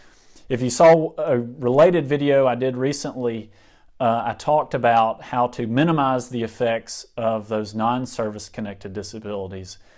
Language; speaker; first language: English; native; English